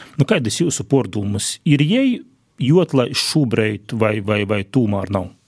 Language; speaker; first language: Latvian; native; Latvian